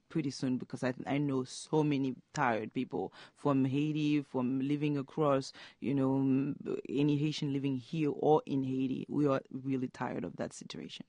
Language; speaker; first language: English; non-native, fluent; Haitian Creole